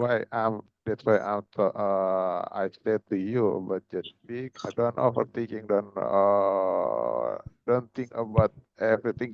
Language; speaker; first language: English; non-native, learner; Indonesian